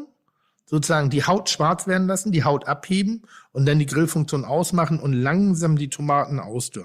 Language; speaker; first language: German; native; German